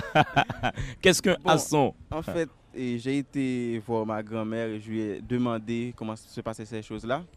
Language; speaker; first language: French; native; French